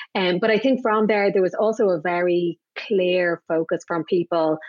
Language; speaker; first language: English; native; English